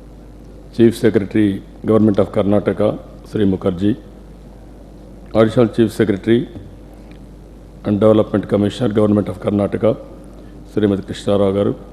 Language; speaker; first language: English; non-native, local second language; Telugu